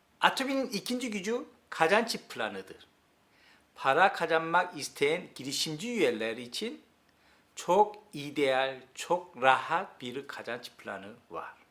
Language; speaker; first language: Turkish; non-native, learner; Korean